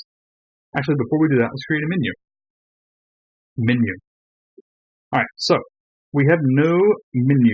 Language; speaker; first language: English; native; English